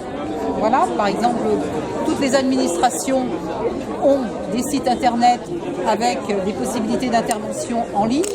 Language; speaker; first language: French; native; French